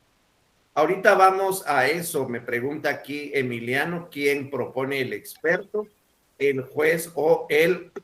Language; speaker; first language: Spanish; native; Spanish